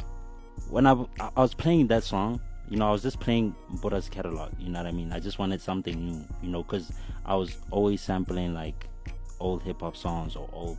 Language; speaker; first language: English; non-native, local second language; Southern Sotho